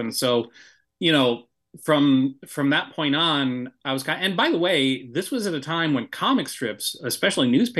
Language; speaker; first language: English; native; English